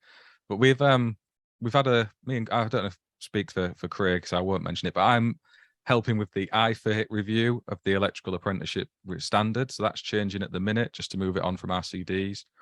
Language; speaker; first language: English; native; English